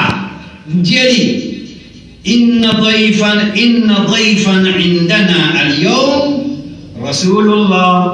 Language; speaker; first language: Arabic; non-native, fluent; Morisyen